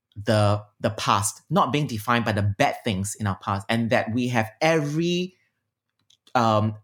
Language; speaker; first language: English; native; English